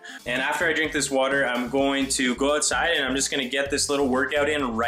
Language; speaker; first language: English; native; English